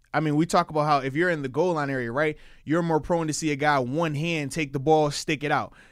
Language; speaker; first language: English; native; English